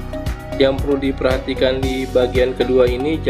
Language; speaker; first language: Indonesian; native; Indonesian